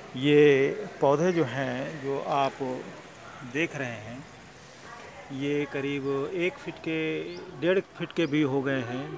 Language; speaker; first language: Hindi; native; Hindi